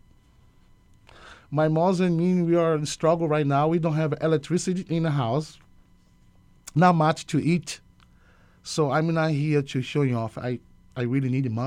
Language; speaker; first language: English; non-native, learner; Portuguese